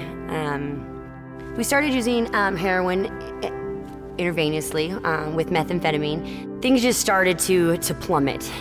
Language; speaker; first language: English; native; English